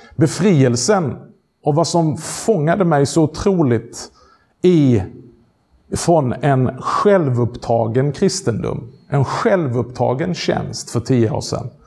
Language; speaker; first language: Swedish; native; Swedish